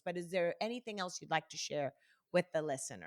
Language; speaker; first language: English; native; English